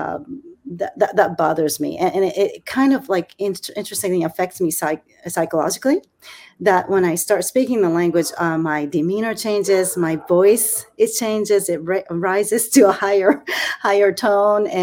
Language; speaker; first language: English; non-native, fluent; Japanese